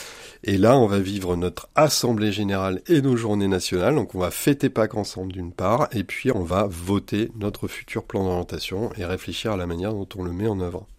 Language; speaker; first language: French; native; French